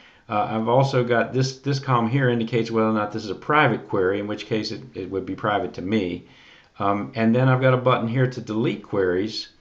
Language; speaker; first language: English; native; English